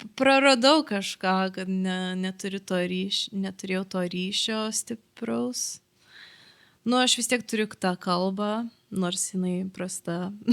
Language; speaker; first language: Lithuanian; early bilingual, heritage; Lithuanian